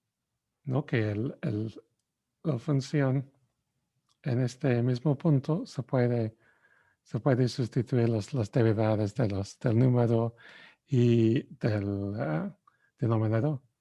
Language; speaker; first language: Spanish; non-native, fluent; English